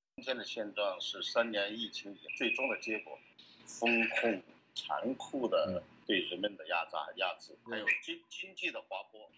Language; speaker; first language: Chinese; native; Chinese